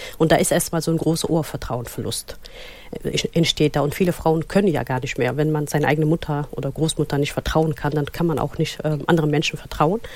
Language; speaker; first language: German; non-native, fluent; Somali